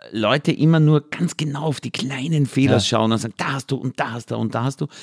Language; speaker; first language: German; native; German